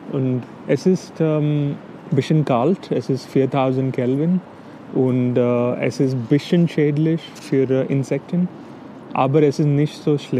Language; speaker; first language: German; non-native, fluent; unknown